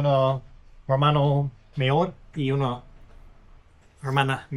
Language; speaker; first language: Spanish; non-native, learner; English